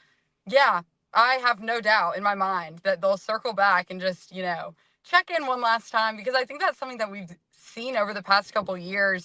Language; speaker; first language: English; native; English